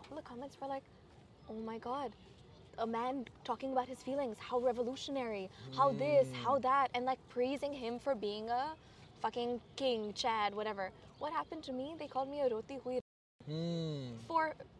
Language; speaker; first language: English; early bilingual, other home language; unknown